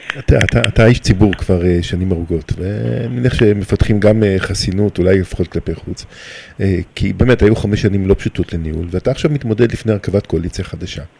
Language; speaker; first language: Hebrew; native; Hebrew